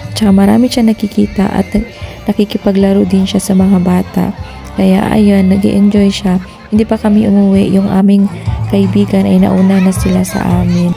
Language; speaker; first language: Filipino; native; Filipino